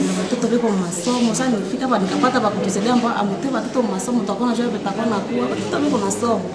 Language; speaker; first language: Swahili; non-native, local second language; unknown